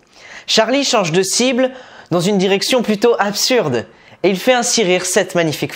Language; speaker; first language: French; native; French